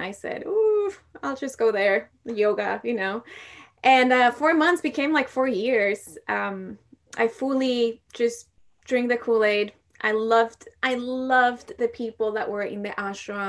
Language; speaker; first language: English; non-native, fluent; Spanish